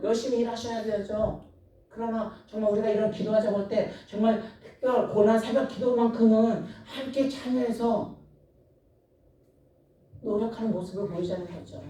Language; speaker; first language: Korean; native; Korean